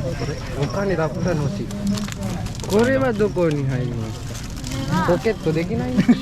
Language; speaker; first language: Japanese; non-native, learner; Sinhala